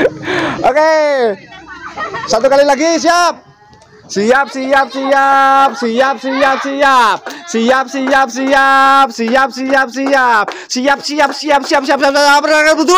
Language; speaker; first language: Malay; non-native, local second language; Javanese